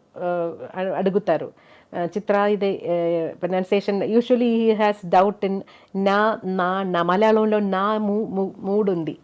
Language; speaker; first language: Telugu; non-native, local second language; Malayalam